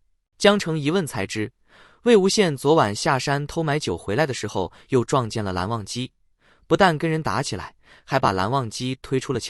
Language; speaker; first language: Chinese; native; Chinese